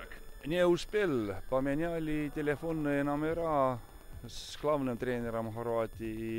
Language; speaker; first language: Russian; non-native, fluent; Estonian